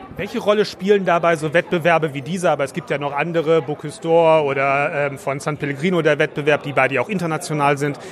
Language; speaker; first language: German; native; German